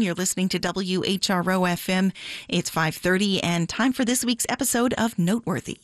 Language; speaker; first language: English; native; English